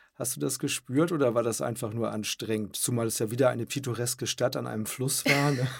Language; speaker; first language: German; native; German